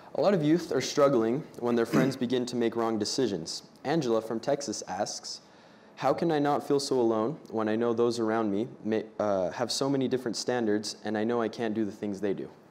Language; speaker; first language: English; native; English